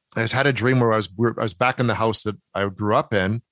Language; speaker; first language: English; native; English